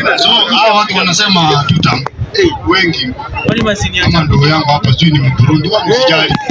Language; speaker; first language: Swahili; non-native, local second language; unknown